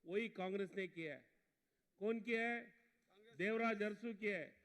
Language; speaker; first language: Hindi; non-native, local second language; Kannada